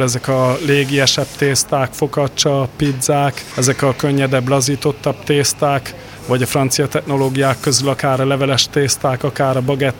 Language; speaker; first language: Hungarian; native; Hungarian